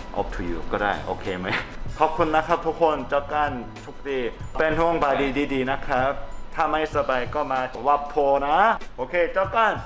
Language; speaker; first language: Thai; non-native, learner; Korean